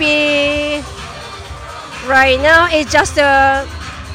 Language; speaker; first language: English; non-native, learner; Japanese